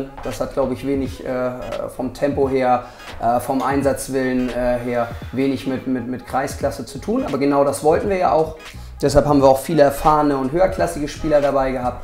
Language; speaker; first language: German; native; German